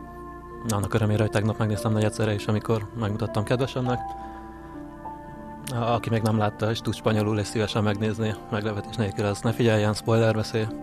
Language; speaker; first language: Hungarian; native; Hungarian